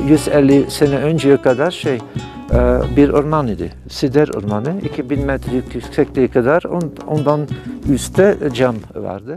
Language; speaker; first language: Turkish; non-native, fluent; Dutch